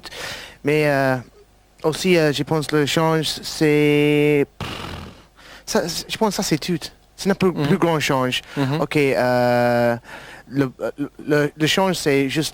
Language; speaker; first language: French; non-native, learner; English